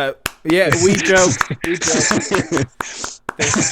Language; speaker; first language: English; native; English